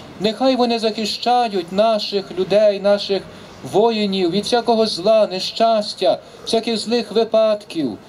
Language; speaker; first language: Ukrainian; native; Ukrainian